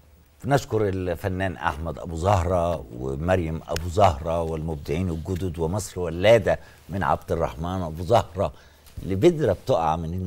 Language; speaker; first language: Arabic; native; Arabic